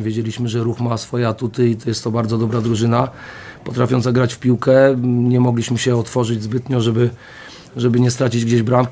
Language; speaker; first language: Polish; native; Polish